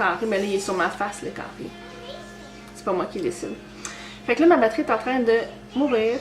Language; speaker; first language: French; native; French